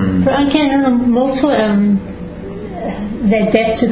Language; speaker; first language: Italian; early bilingual, heritage; Italian